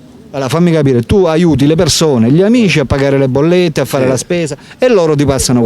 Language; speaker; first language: Italian; native; Italian